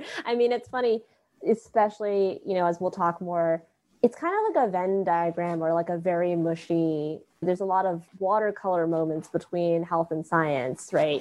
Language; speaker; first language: English; non-native, local second language; Cantonese